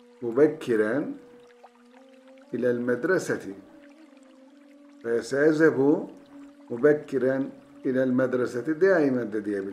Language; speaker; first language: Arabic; non-native, fluent; Turkish